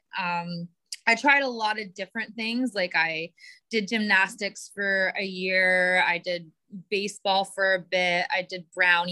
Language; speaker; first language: English; native; English